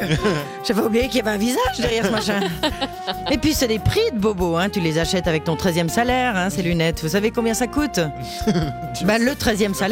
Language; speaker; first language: French; native; French